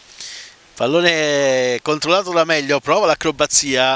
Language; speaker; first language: Italian; native; Italian